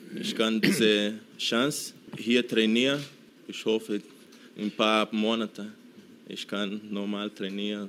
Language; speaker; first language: German; non-native, learner; Portuguese